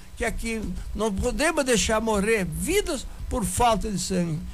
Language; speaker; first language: Portuguese; non-native, local second language; German